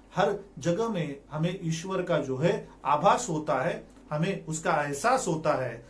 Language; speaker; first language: Hindi; non-native, local second language; Marathi